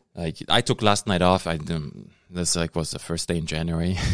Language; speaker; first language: English; non-native, fluent; German